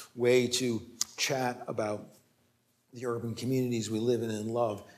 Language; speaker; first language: English; native; English